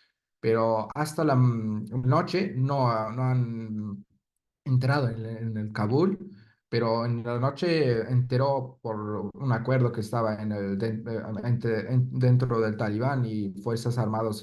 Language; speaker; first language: Spanish; non-native, fluent; Persian